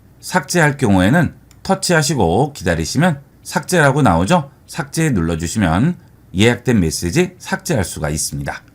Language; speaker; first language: Korean; native; Korean